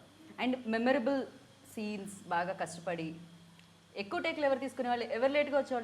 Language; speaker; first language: Telugu; native; Telugu